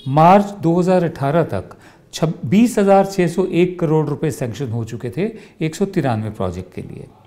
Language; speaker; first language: Hindi; native; Hindi